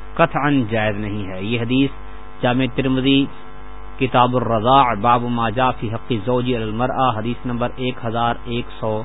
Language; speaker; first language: Urdu; non-native, local second language; Punjabi